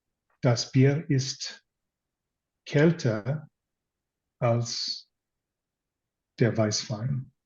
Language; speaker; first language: German; non-native, learner; English